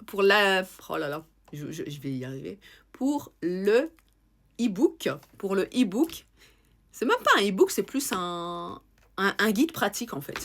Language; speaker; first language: French; native; French